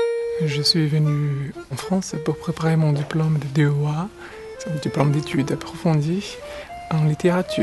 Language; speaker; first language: French; non-native, fluent; Portuguese